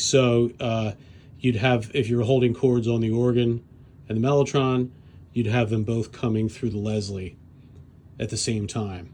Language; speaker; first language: English; native; English